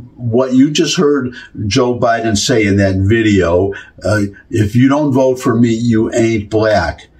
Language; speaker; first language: English; native; English